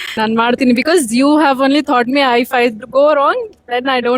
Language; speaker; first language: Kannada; non-native, local second language; Urdu